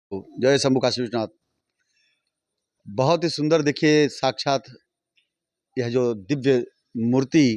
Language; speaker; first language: Hindi; native; Hindi